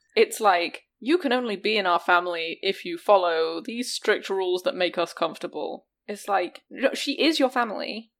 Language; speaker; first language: English; native; English